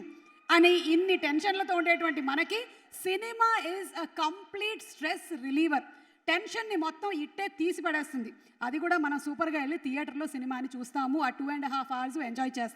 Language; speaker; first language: Telugu; native; Telugu